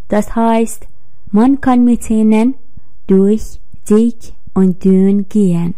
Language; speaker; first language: German; non-native, fluent; Persian